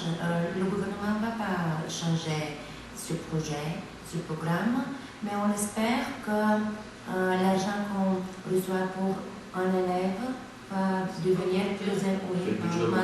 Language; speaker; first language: French; non-native, fluent; Bulgarian